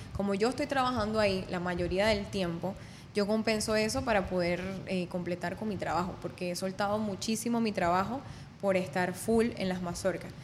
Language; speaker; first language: Spanish; native; Spanish